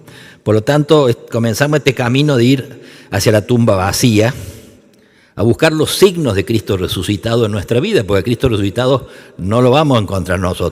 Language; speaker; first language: Spanish; native; Spanish